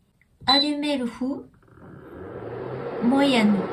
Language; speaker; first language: French; non-native, learner; Japanese